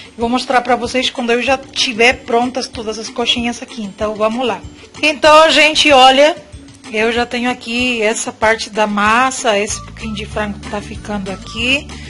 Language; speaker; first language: Portuguese; non-native, fluent; Spanish